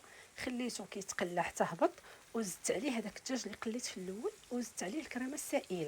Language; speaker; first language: Arabic; native; Arabic